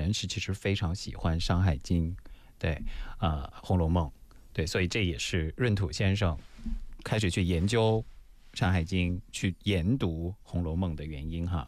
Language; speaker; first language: Chinese; native; Chinese